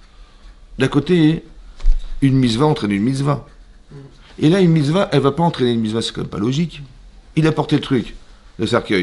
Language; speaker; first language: French; native; French